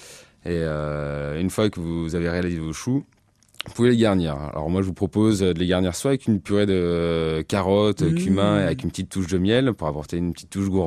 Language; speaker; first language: French; native; French